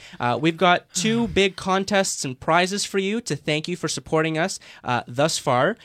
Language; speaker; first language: English; native; English